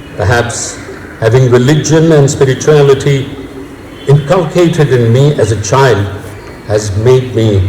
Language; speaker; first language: English; non-native, local second language; Hindi